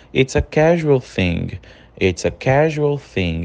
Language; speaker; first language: English; non-native, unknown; Portuguese